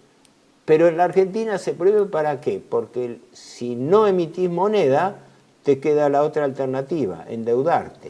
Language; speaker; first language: Spanish; native; Spanish